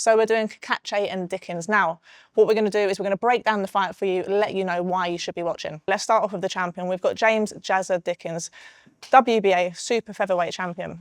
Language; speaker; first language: English; native; English